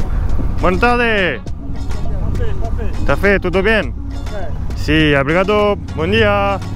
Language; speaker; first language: Spanish; non-native, learner; French